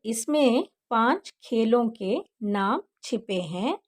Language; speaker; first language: Hindi; non-native, local second language; Kannada